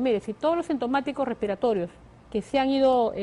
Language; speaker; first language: Spanish; native; Spanish